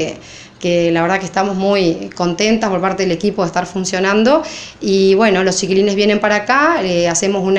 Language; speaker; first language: Spanish; native; Spanish